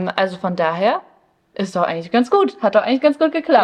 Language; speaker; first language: German; early bilingual, other home language; Spanish